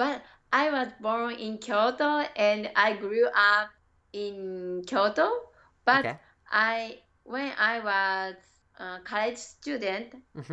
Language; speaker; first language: English; non-native, learner; Japanese